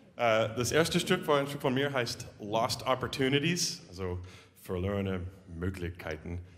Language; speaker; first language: German; non-native, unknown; English